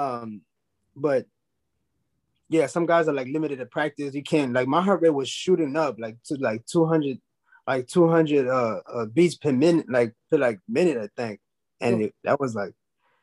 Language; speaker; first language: English; non-native, local second language; Zulu